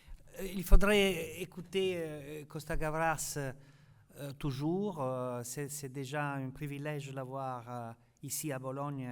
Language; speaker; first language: French; non-native, fluent; Italian